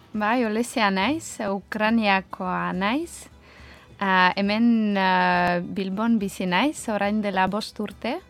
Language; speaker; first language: Basque; non-native, learner; Ukrainian